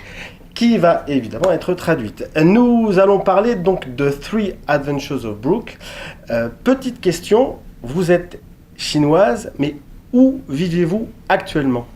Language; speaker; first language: French; native; French